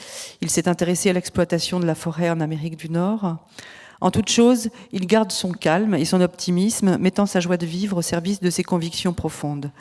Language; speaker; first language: French; native; French